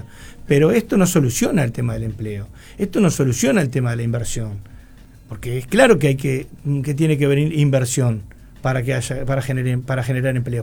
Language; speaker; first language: Spanish; native; Spanish